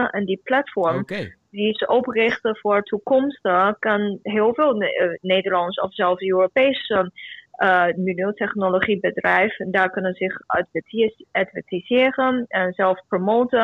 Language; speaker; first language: Dutch; non-native, fluent; Chinese